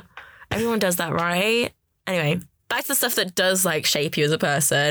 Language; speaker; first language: English; native; English